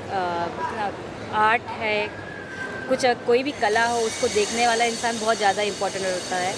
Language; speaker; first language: Hindi; native; Hindi